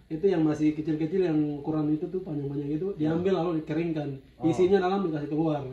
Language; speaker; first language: Indonesian; non-native, local second language; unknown